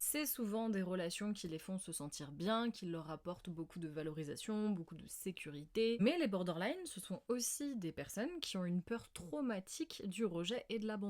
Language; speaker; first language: French; native; French